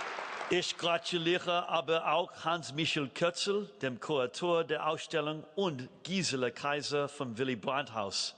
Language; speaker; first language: German; non-native, fluent; English